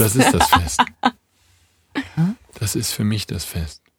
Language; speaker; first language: German; native; German